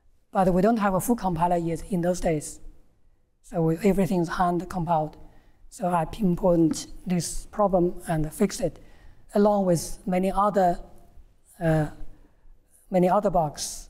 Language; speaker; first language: English; non-native, fluent; Chinese